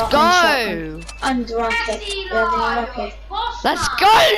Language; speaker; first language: English; native; English